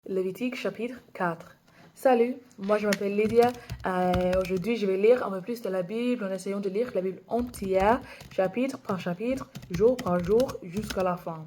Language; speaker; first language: French; non-native, fluent; English